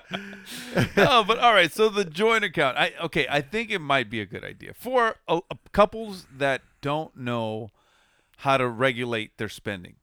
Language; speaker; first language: English; early bilingual, other home language; Spanish